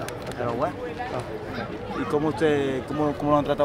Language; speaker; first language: Spanish; native; Spanish